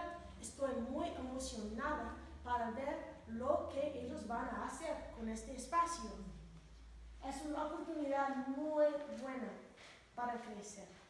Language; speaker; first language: Spanish; non-native, learner; English